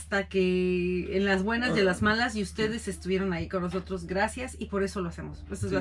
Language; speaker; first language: Spanish; native; Spanish